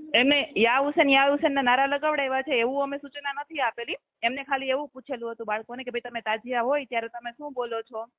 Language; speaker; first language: Gujarati; native; Gujarati